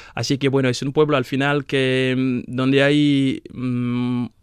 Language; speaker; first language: Spanish; non-native, fluent; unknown